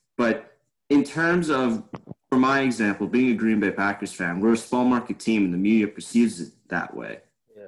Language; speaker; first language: English; native; English